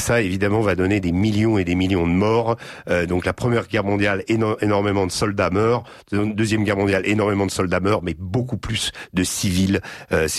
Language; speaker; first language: French; native; French